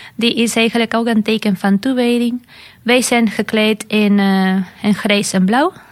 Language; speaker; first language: Dutch; non-native, fluent; Spanish